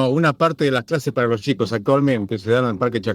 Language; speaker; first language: Spanish; native; Spanish